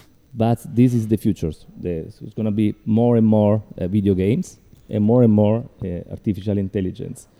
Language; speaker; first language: English; non-native, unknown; Italian